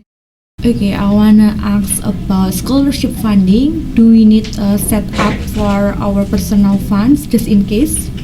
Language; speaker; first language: English; non-native, learner; Indonesian